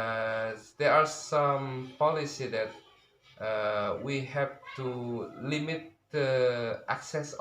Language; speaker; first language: English; non-native, learner; Indonesian